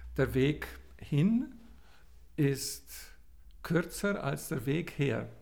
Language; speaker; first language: German; native; German